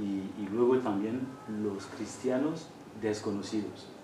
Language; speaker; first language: Spanish; non-native, fluent; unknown